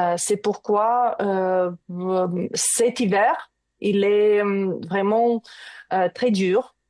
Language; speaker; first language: French; non-native, learner; Ukrainian